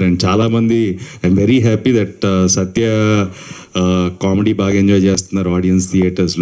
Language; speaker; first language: Telugu; native; Telugu